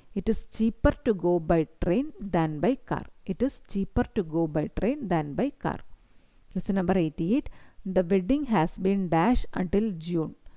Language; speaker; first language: English; non-native, local second language; Malayalam